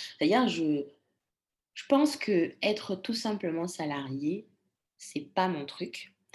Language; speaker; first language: French; non-native, local second language; Lingala